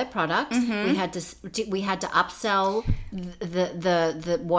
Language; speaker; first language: English; native; English